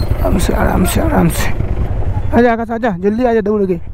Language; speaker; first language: Hindi; non-native, local second language; Bangla